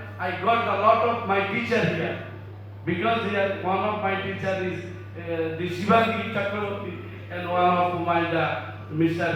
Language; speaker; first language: English; non-native, learner; Bangla